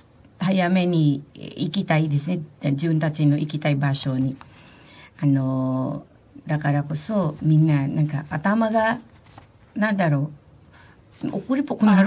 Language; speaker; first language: Japanese; non-native, fluent; Filipino